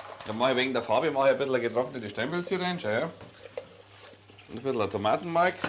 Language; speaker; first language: German; native; German